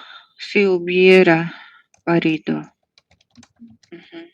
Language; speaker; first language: Spanish; non-native, learner; Russian